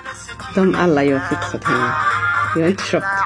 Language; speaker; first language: Swedish; non-native, learner; Somali